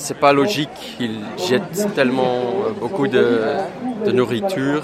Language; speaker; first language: French; non-native, local second language; Dutch